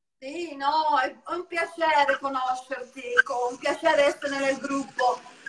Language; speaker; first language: Italian; early bilingual, heritage; Italian